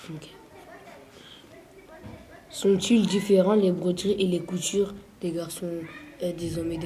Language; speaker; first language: French; early bilingual, other home language; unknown